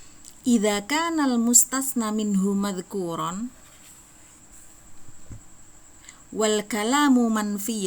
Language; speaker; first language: Arabic; non-native, fluent; Indonesian